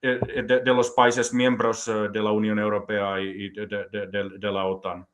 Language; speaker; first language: Spanish; non-native, fluent; Finnish